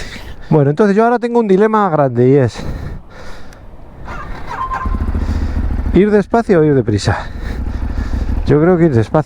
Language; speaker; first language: Spanish; native; Spanish